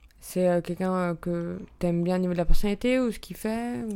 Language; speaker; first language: French; native; French